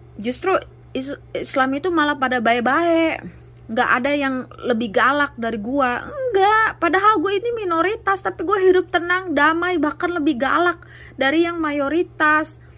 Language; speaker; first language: Indonesian; native; Indonesian